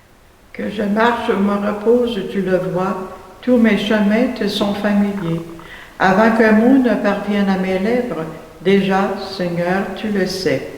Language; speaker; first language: French; native; French